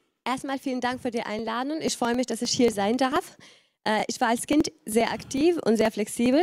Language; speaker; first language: German; non-native, fluent; Albanian